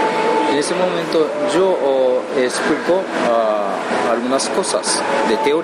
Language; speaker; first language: Spanish; non-native, learner; Japanese